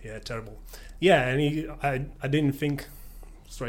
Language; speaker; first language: English; non-native, fluent; Latvian